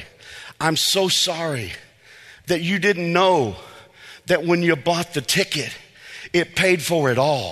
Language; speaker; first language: English; native; English